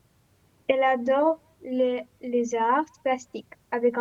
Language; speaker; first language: French; non-native, learner; Romanian